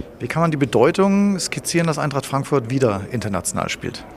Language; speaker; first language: German; native; German